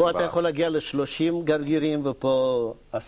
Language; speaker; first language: Hebrew; native; Hebrew